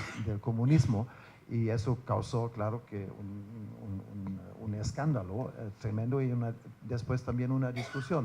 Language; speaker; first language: Spanish; non-native, fluent; German